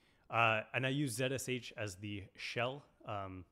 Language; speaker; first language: English; native; English